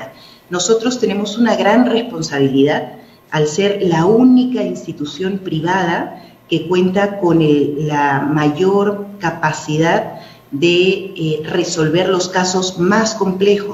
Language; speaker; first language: Spanish; native; Spanish